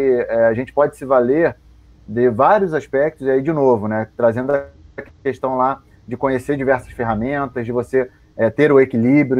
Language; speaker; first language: Portuguese; native; Portuguese